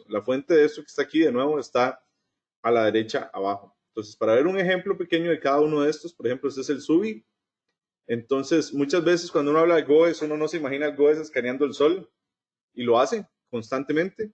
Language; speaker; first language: Spanish; native; Spanish